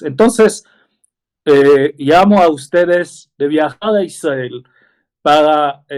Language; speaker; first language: Spanish; non-native, fluent; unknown